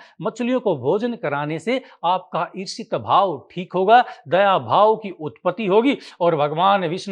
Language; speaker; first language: Hindi; native; Hindi